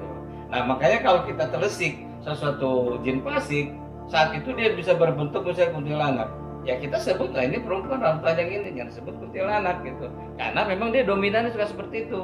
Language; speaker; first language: Indonesian; native; Indonesian